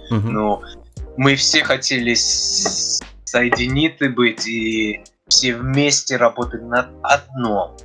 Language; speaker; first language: Russian; early bilingual, heritage; Russian